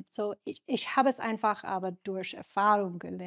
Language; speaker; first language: German; non-native, learner; English